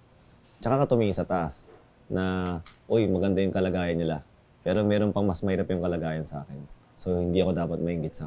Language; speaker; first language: Filipino; native; Filipino